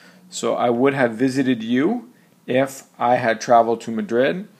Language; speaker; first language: English; native; English